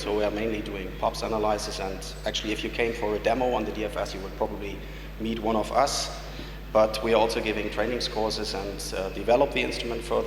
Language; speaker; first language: English; non-native, fluent; German